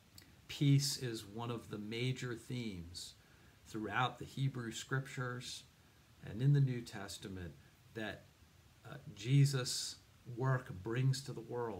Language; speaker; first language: English; native; English